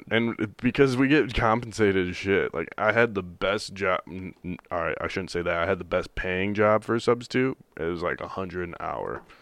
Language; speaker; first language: English; native; English